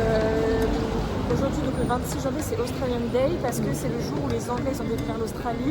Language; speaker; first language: French; native; French